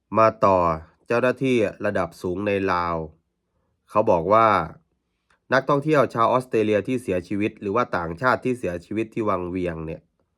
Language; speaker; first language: Thai; native; Thai